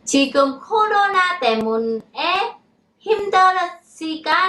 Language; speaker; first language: Korean; non-native, learner; Vietnamese